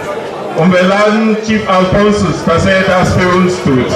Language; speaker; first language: German; non-native, fluent; Igbo